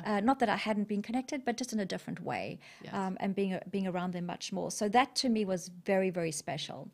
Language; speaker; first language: English; native; English